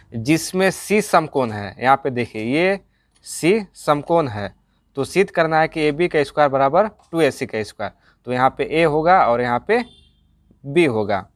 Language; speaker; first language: Hindi; native; Hindi